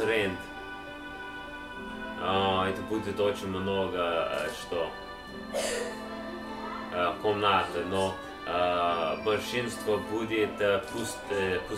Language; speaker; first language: Russian; non-native, learner; English